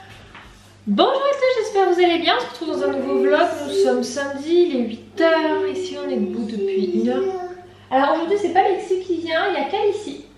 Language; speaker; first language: French; native; French